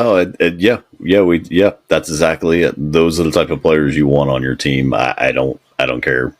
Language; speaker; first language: English; native; English